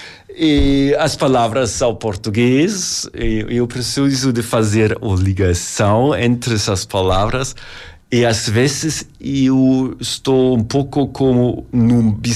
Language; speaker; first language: Portuguese; non-native, learner; German